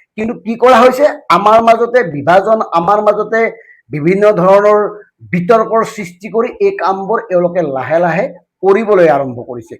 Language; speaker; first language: Assamese; native; Assamese